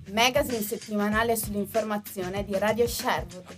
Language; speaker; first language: Italian; native; Italian